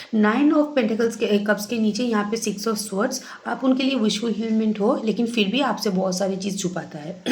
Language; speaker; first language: Hindi; non-native, local second language; Bangla